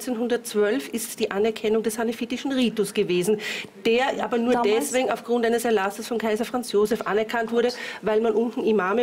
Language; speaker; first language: German; native; German